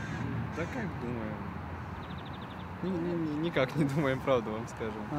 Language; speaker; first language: Russian; native; Russian